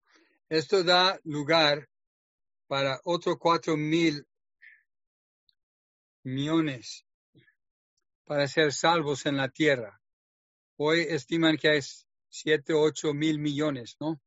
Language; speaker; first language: Spanish; non-native, fluent; English